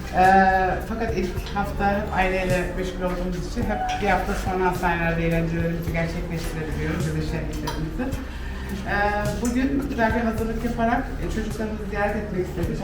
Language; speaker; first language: Turkish; early bilingual, heritage; Turkish